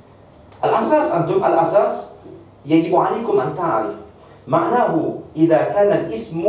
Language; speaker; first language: Arabic; non-native, fluent; Malay